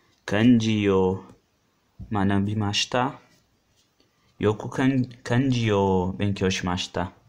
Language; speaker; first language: Japanese; non-native, learner; Portuguese